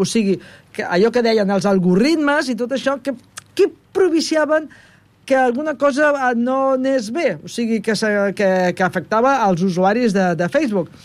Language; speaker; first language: Catalan; non-native, local second language; Spanish